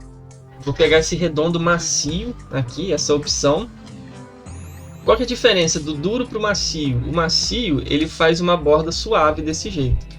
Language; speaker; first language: Portuguese; native; Portuguese